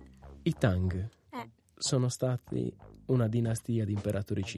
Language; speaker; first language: Italian; native; Italian